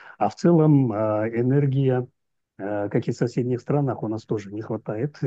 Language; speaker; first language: Russian; non-native, local second language; Uzbek